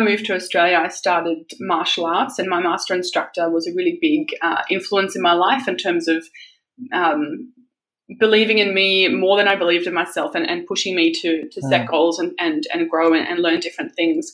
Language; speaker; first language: English; early bilingual, other home language; German